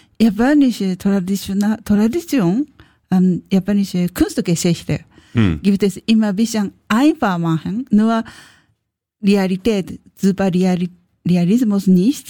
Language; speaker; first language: German; non-native, learner; Japanese